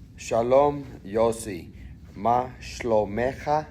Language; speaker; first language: Hebrew; non-native, learner; English